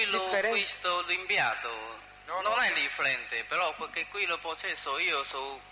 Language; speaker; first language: Italian; non-native, learner; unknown